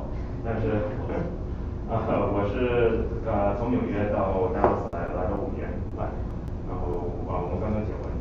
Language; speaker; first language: Chinese; early bilingual, heritage; Chinese